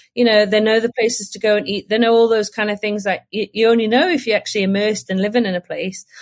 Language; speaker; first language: English; native; English